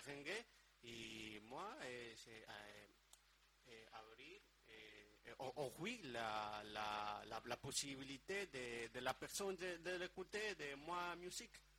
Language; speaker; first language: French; non-native, learner; Spanish